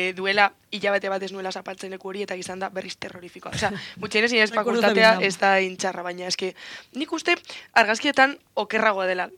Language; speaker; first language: Basque; non-native, local second language; Spanish